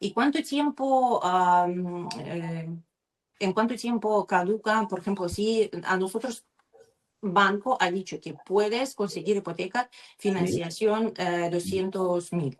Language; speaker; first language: Spanish; non-native, learner; Russian